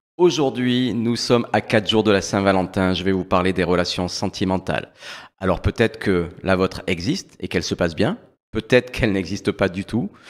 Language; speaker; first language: French; native; French